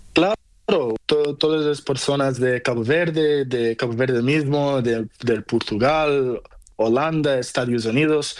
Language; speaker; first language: Spanish; non-native, learner; Portuguese